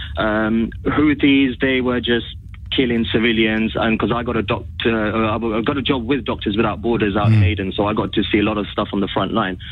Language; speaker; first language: English; early bilingual, other home language; Arabic